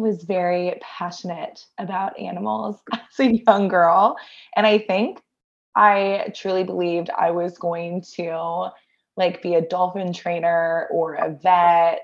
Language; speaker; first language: English; native; English